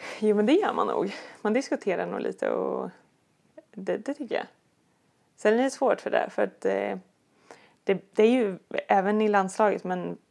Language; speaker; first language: Swedish; native; Swedish